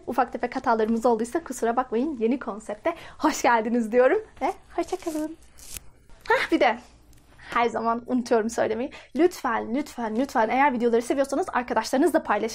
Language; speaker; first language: Turkish; native; Turkish